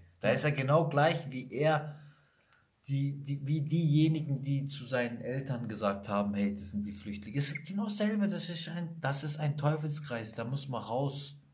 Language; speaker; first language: German; early bilingual, other home language; Italian